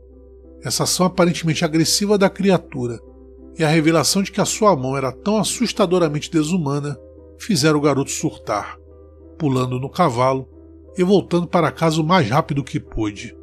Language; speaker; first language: Portuguese; native; Portuguese